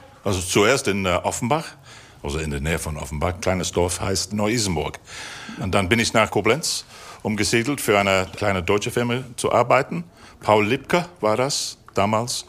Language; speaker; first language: German; non-native, fluent; English